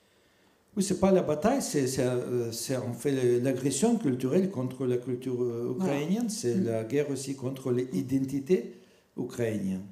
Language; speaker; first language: French; non-native, fluent; Russian